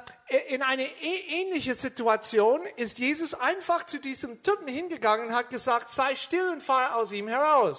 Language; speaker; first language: German; non-native, fluent; English